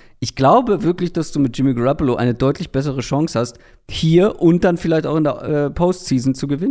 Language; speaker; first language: German; native; German